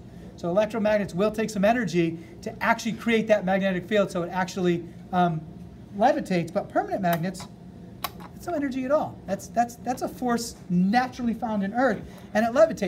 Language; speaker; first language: English; native; English